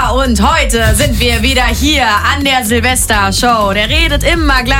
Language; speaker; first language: German; native; German